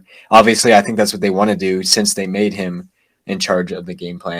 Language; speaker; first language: English; native; English